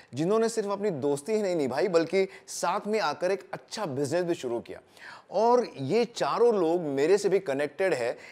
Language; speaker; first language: Hindi; non-native, local second language; Marathi